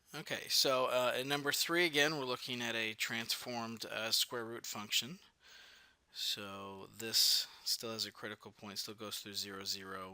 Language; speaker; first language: English; native; English